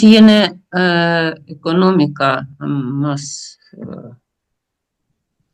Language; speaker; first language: Spanish; non-native, learner; Russian